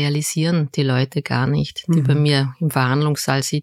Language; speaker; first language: German; early bilingual, other home language; Turkish